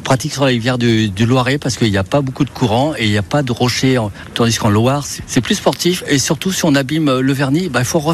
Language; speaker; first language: French; native; French